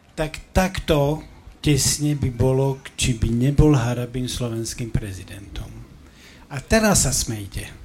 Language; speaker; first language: Slovak; native; Slovak